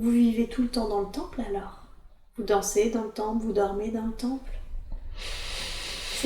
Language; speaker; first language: French; native; French